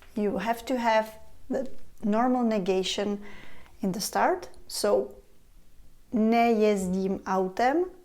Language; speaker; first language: English; non-native, fluent; Czech